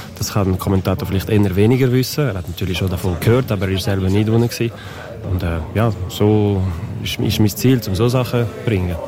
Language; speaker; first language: German; non-native, local second language; French